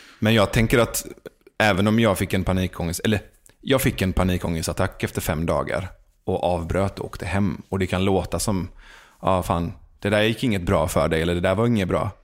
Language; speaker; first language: Swedish; early bilingual, other home language; Persian